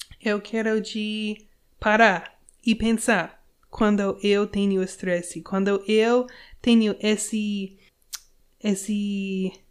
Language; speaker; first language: Portuguese; non-native, learner; English